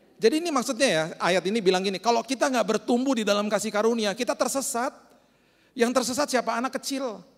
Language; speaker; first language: Indonesian; native; Indonesian